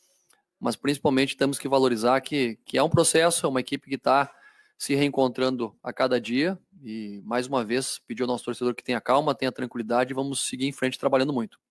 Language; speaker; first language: Portuguese; native; Portuguese